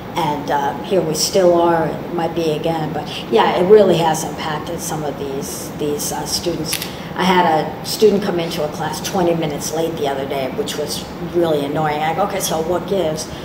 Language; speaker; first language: English; native; English